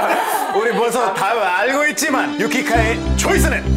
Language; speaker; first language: Korean; non-native, fluent; Spanish